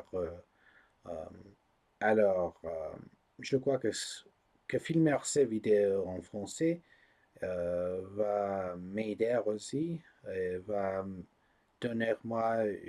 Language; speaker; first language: French; non-native, learner; English